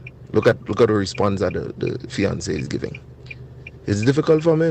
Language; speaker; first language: English; native; English